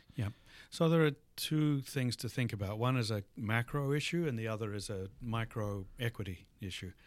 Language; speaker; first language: English; native; English